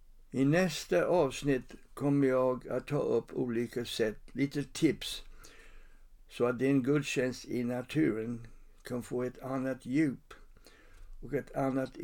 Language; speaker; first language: Swedish; non-native, fluent; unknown